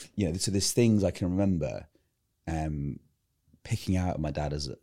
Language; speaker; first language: English; native; English